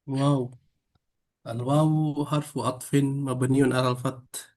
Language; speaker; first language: Arabic; non-native, learner; Indonesian